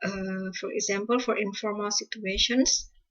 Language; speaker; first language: English; non-native, fluent; Indonesian